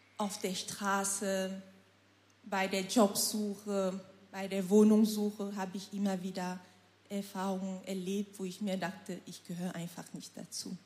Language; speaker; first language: German; non-native, fluent; French